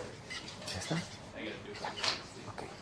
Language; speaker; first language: Spanish; non-native, fluent; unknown